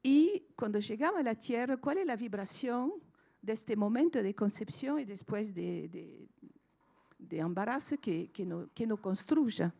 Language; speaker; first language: Spanish; non-native, fluent; French